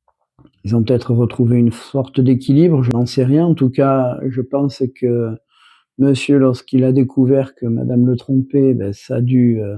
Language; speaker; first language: French; native; French